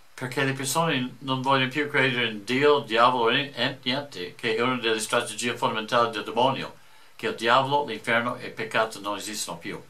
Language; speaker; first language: Italian; non-native, fluent; English